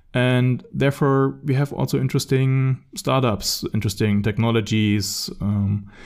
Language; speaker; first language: English; non-native, fluent; German